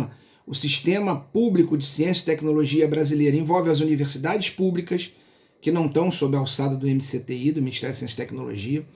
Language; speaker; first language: Portuguese; native; Portuguese